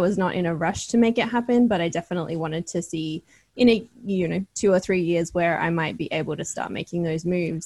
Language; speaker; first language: English; native; English